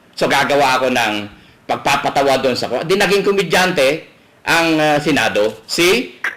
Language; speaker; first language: Filipino; native; Filipino